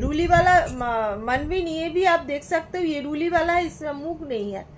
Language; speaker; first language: Hindi; non-native, local second language; Bangla